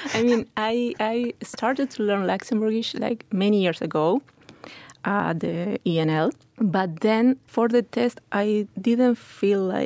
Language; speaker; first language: English; non-native, fluent; Spanish